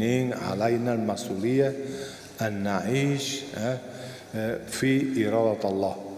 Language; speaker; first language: Arabic; non-native, fluent; Spanish